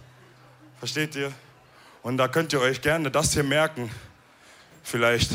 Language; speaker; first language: German; early bilingual, other home language; Wolof